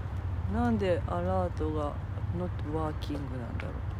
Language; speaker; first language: Japanese; non-native, fluent; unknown